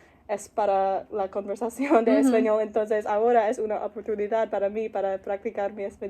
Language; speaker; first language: Spanish; non-native, learner; English